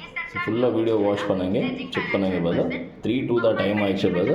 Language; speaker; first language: Tamil; non-native, learner; Kannada